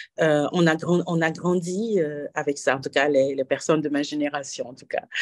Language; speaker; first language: French; non-native, local second language; Haitian Creole